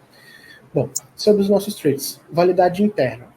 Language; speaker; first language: Portuguese; native; Portuguese